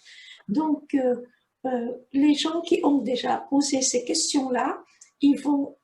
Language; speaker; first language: French; native; French